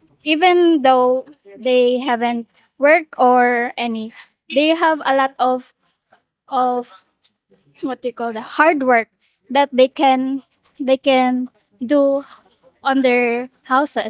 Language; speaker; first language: English; non-native, local second language; Bikol